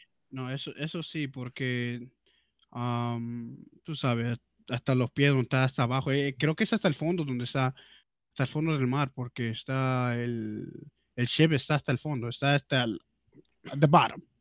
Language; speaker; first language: Spanish; early bilingual, heritage; Spanish